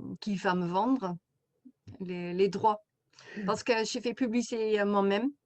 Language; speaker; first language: French; non-native, fluent; Dutch